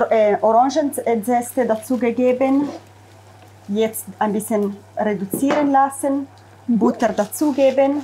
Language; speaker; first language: German; non-native, fluent; Italian